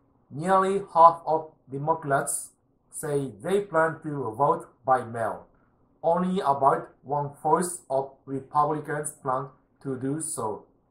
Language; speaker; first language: English; non-native, learner; Japanese